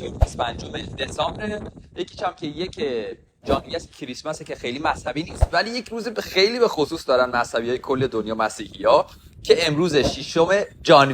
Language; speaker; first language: Persian; native; Persian